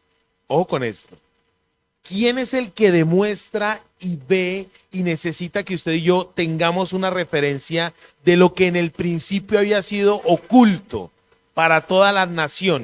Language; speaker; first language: Spanish; native; Spanish